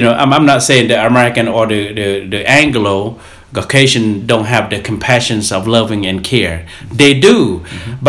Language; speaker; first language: English; non-native, fluent; Lao